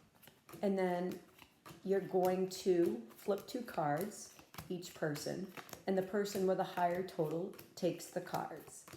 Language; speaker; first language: English; native; English